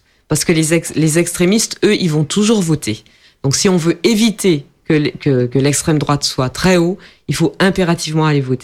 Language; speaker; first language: French; native; French